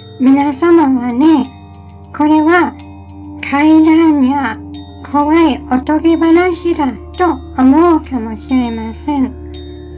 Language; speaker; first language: Japanese; non-native, learner; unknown